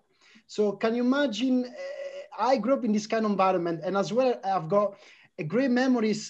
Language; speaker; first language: English; non-native, fluent; Italian